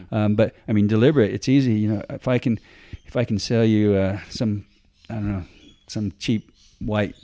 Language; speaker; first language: English; native; English